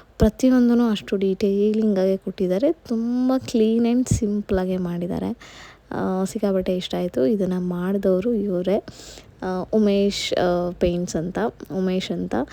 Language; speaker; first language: Kannada; non-native, local second language; Marathi